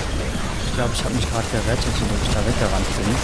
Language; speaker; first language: German; native; German